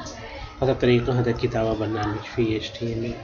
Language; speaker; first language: Arabic; non-native, learner; Urdu